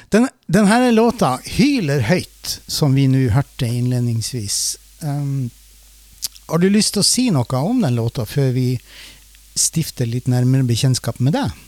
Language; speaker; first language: Norwegian; native; Norwegian